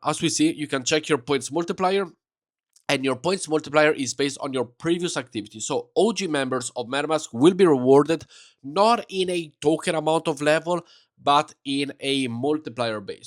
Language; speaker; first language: English; non-native, fluent; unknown